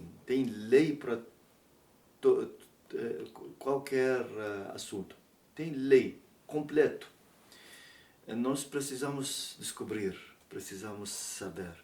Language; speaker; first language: Portuguese; non-native, learner; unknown